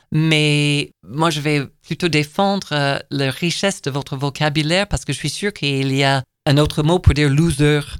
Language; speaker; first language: French; non-native, fluent; English